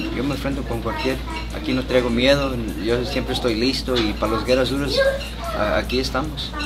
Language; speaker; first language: Spanish; early bilingual, heritage; Spanish